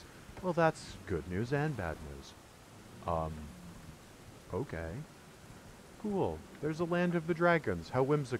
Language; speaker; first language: English; native; English